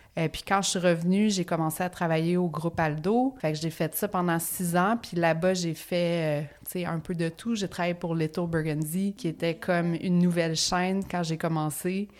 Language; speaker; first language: French; native; French